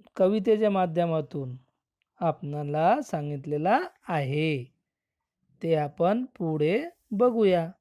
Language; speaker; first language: Marathi; non-native, local second language; Urdu